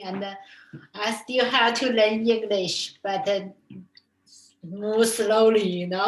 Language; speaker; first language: English; non-native, learner; Chinese